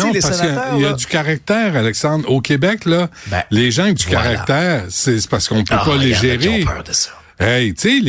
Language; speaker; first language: French; native; French